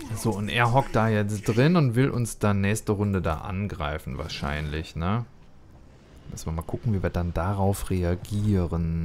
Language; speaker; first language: German; native; German